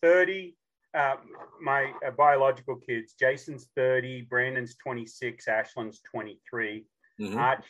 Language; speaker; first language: English; native; English